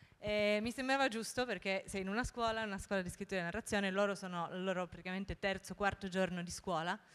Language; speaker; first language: Italian; native; Italian